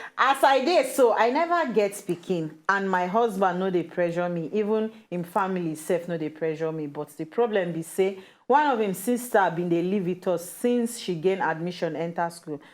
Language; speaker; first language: Nigerian Pidgin; native; Nigerian Pidgin